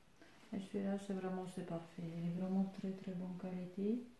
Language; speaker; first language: French; non-native, fluent; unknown